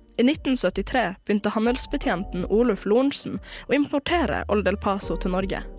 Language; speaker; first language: Norwegian; native; Norwegian